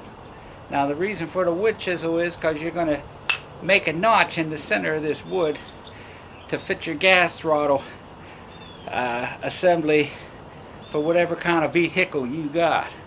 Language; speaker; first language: English; native; English